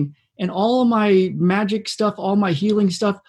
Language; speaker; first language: English; native; English